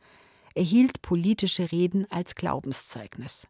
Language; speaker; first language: German; native; German